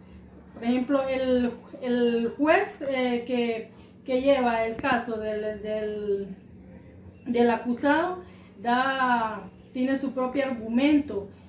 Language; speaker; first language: Spanish; native; Spanish